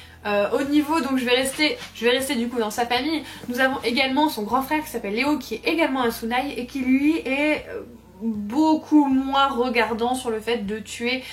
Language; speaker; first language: French; native; French